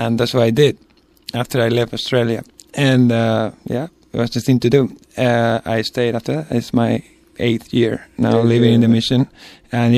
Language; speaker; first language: English; non-native, fluent; Spanish